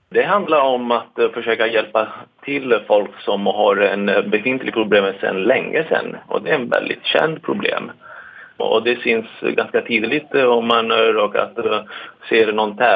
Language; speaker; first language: Swedish; non-native, fluent; Italian